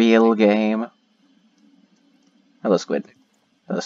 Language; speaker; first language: English; native; English